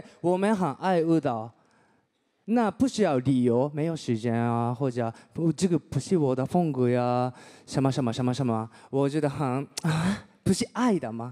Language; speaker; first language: Chinese; non-native, learner; Japanese